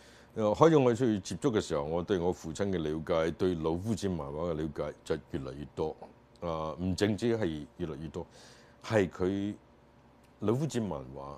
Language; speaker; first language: Chinese; native; Chinese